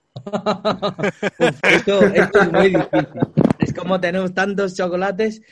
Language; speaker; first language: Spanish; non-native, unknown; Chinese